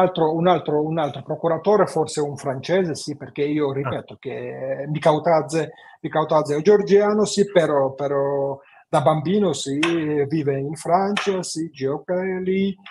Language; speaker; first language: Italian; non-native, fluent; Georgian